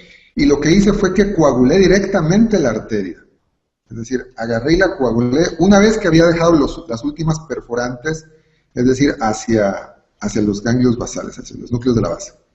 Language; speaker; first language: Spanish; native; Spanish